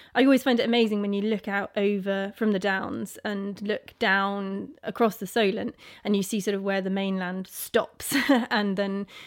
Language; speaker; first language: English; native; English